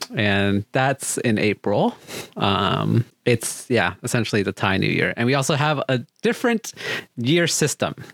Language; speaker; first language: English; native; English